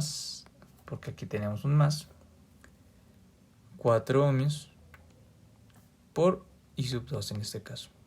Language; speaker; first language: Spanish; native; Spanish